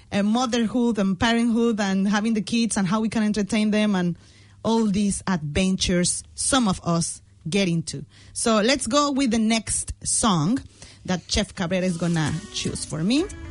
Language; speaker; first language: English; non-native, fluent; Spanish